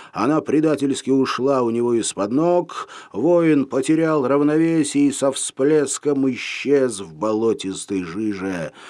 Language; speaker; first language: Russian; native; Russian